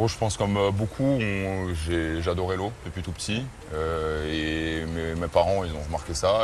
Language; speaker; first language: French; native; French